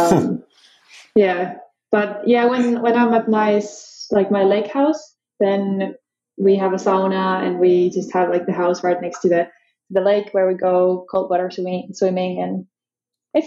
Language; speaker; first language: English; non-native, fluent; Finnish